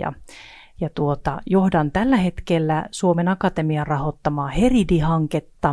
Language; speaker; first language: Finnish; native; Finnish